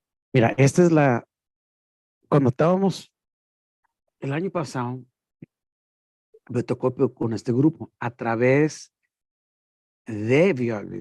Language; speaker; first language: Spanish; early bilingual, heritage; Spanish